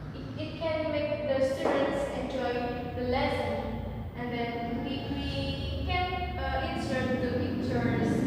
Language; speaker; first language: English; non-native, learner; Indonesian